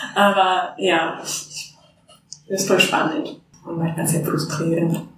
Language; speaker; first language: German; non-native, fluent; Finnish